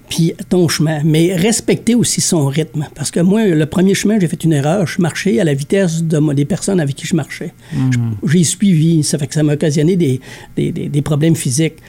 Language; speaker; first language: French; native; French